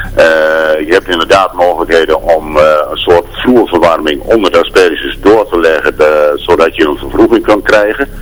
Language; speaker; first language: Dutch; native; Dutch